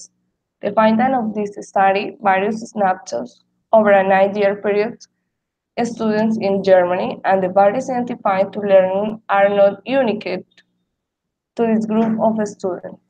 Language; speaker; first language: English; non-native, learner; Spanish